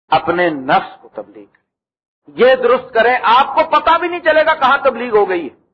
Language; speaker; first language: Urdu; native; Urdu